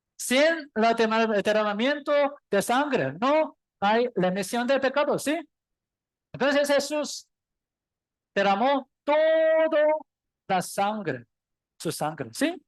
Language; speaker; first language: Spanish; non-native, learner; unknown